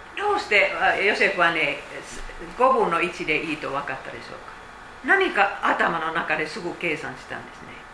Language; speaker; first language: Japanese; non-native, fluent; Finnish